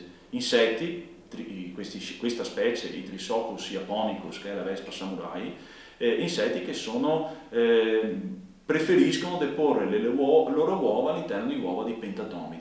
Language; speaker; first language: Italian; native; Italian